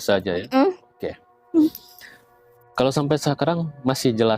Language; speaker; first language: Indonesian; native; Indonesian